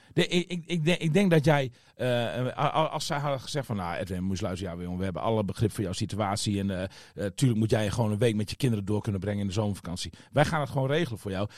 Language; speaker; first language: Dutch; native; Dutch